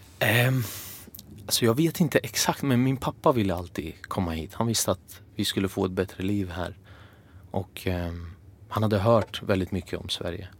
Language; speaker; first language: Swedish; early bilingual, other home language; Kurdish